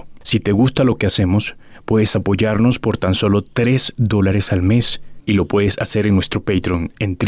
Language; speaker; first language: Spanish; native; Spanish